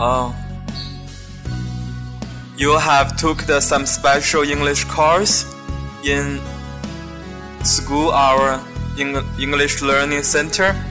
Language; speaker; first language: English; non-native, fluent; Chinese